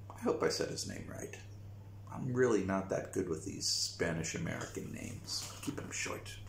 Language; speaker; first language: English; native; English